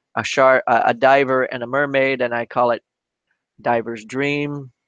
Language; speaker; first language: English; native; English